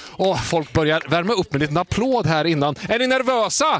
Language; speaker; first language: Swedish; native; Swedish